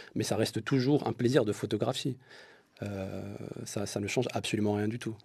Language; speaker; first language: French; non-native, local second language; Arabic